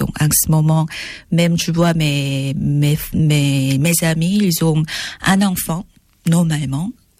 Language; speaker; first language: French; non-native, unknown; Korean